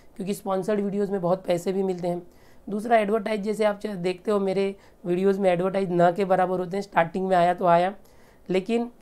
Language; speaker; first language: Hindi; native; Hindi